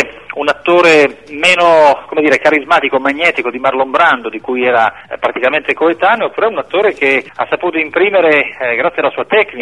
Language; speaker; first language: Italian; native; Italian